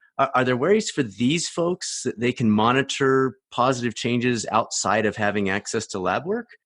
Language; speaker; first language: English; native; English